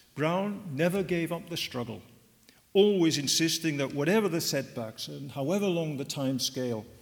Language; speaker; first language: English; native; English